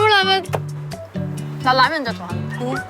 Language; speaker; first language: Korean; non-native, fluent; Chinese